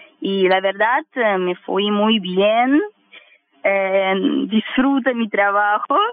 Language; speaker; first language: Spanish; non-native, learner; Russian